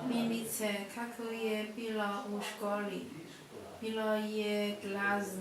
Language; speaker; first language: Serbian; non-native, learner; Chinese